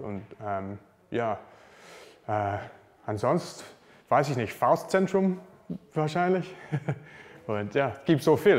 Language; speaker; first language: German; non-native, learner; English